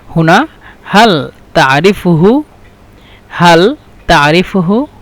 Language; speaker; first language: Egyptian Arabic; non-native, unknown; Bangla